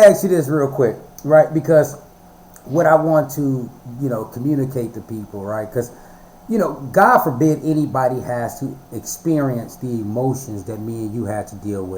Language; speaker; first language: English; native; English